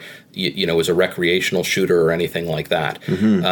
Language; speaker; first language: English; native; English